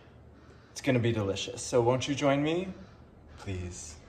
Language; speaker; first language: English; native; English